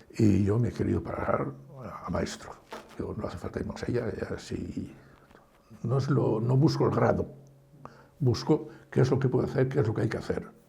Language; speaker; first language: Spanish; native; Spanish